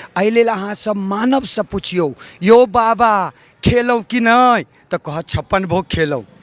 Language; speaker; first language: Maithili; native; Maithili